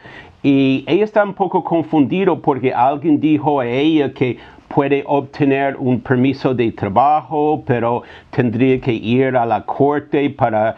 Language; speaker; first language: Spanish; non-native, fluent; English